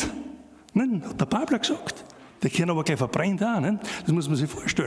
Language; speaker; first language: German; native; German